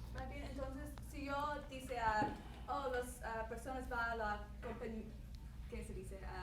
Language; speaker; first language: Spanish; non-native, learner; English